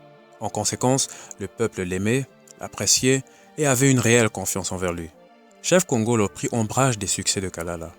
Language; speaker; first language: French; native; French